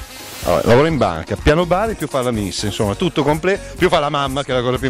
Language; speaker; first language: Italian; native; Italian